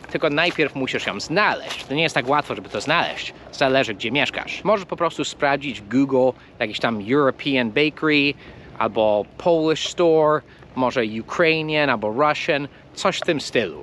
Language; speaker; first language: Polish; non-native, fluent; English